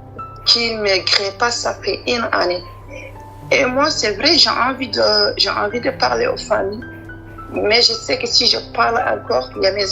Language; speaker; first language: French; non-native, learner; Arabic